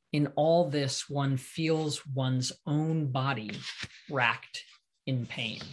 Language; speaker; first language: English; native; English